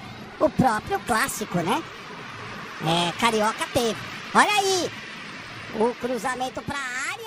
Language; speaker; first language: Portuguese; native; Portuguese